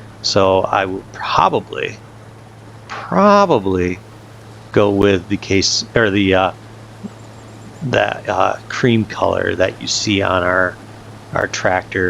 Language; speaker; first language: English; native; English